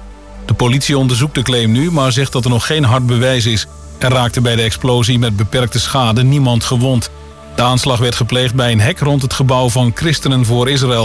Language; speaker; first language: Dutch; native; Dutch